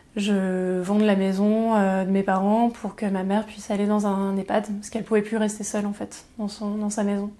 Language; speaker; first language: French; native; French